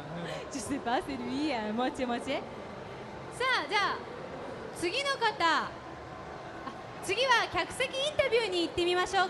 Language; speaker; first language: Japanese; native; Japanese